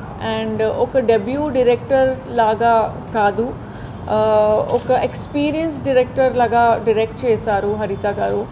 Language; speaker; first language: Telugu; non-native, fluent; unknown